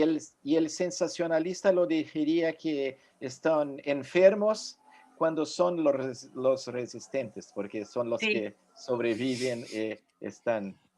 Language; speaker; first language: Spanish; non-native, fluent; Portuguese